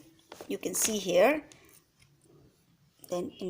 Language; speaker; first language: English; non-native, local second language; Hindi